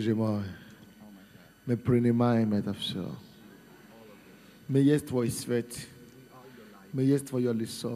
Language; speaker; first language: Russian; non-native, fluent; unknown